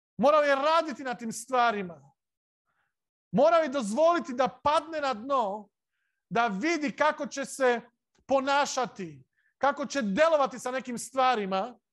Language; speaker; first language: Serbian; non-native, local second language; Slovak